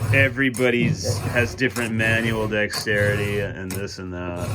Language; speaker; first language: English; native; English